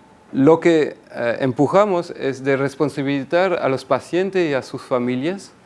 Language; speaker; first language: Spanish; non-native, fluent; French